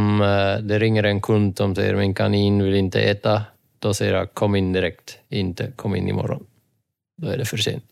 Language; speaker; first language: Swedish; non-native, fluent; Dutch